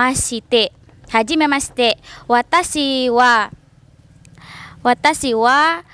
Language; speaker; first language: Japanese; non-native, learner; Indonesian